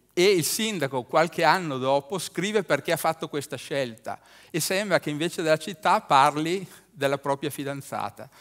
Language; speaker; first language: Italian; native; Italian